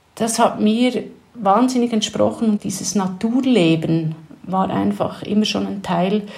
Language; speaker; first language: German; native; German